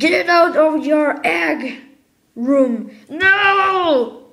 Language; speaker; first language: English; non-native, learner; Spanish